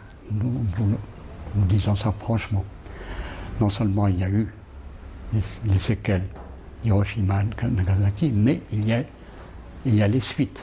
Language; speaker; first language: French; non-native, local second language; Arabic